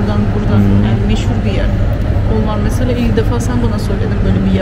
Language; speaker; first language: Turkish; non-native, fluent; Russian